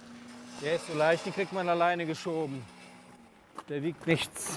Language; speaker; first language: German; native; German